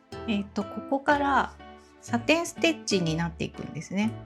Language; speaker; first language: Japanese; native; Japanese